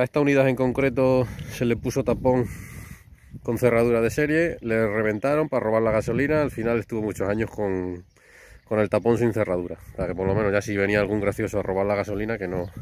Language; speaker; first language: Spanish; native; Spanish